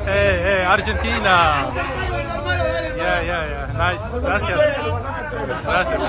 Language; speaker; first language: Spanish; non-native, learner; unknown